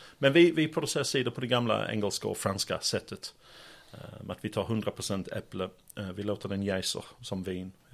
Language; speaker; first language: Swedish; non-native, fluent; English